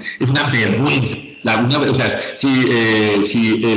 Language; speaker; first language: Spanish; native; Spanish